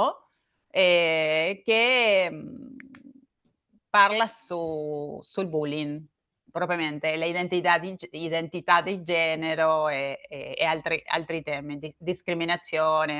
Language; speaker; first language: Italian; non-native, learner; Spanish